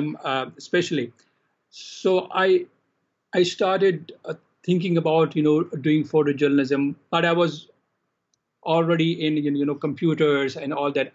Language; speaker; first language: English; non-native, local second language; Kashmiri